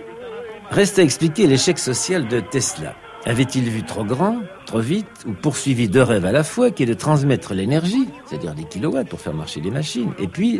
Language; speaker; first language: French; native; French